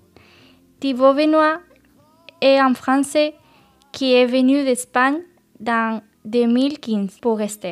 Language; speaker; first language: French; non-native, learner; Spanish